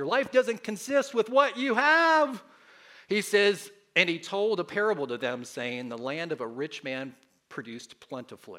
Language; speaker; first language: English; native; English